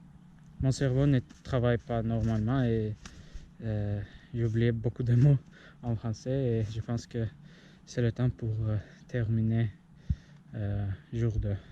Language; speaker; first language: French; non-native, learner; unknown